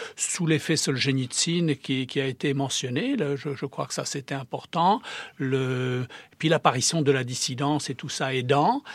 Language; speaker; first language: French; early bilingual, heritage; Czech